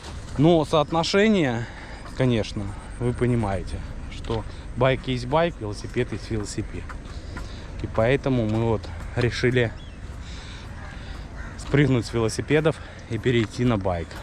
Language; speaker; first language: Russian; native; Russian